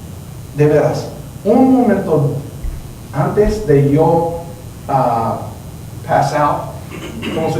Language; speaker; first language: Spanish; non-native, learner; English